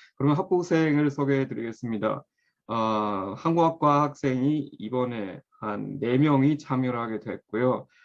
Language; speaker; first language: Korean; non-native, fluent; Chinese